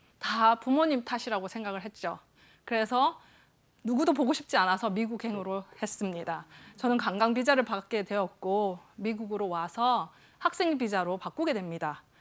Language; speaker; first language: Korean; native; Korean